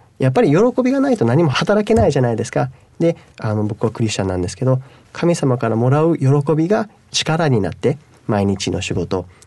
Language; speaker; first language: Japanese; early bilingual, heritage; Japanese